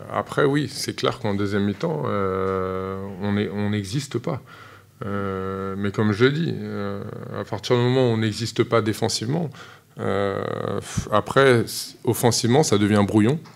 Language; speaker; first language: French; native; French